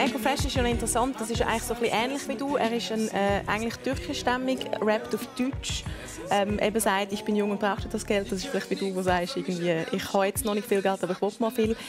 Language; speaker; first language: German; native; German